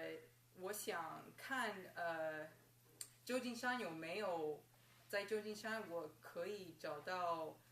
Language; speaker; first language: Chinese; non-native, learner; English